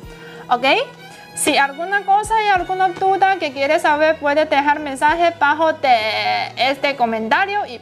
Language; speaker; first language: Spanish; non-native, learner; Chinese